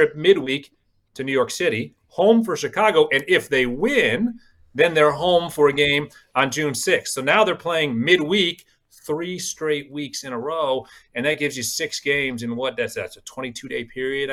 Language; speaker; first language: English; native; English